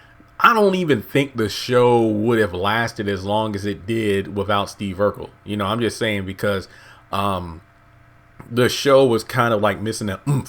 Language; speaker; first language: English; native; English